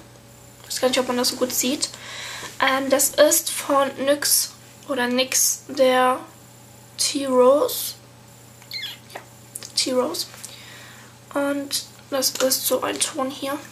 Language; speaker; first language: German; native; German